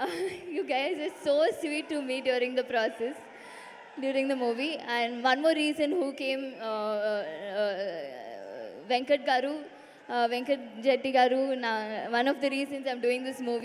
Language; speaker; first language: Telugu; non-native, learner; Tamil